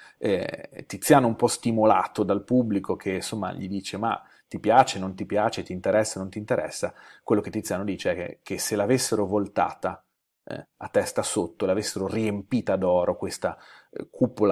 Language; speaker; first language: Italian; native; Italian